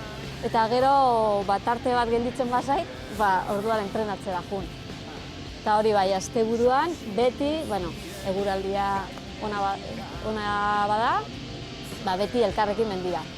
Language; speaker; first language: Basque; non-native, learner; Spanish